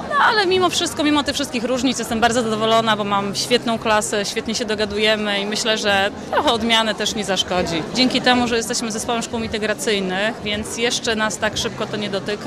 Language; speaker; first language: Polish; native; Polish